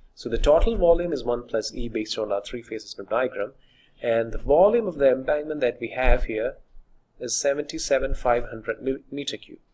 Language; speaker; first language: English; non-native, local second language; Malayalam